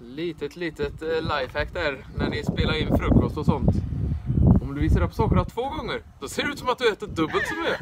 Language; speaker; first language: Swedish; native; Swedish